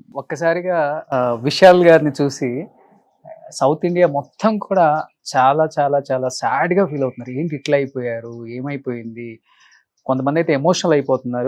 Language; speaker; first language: Telugu; native; Telugu